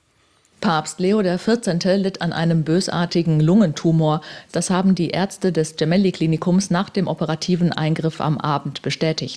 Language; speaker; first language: German; native; German